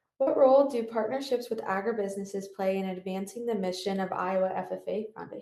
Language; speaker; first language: English; native; English